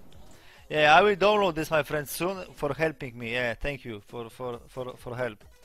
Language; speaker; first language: English; non-native, learner; Polish